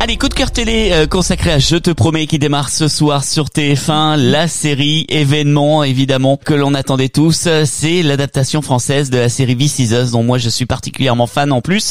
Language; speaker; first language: French; native; French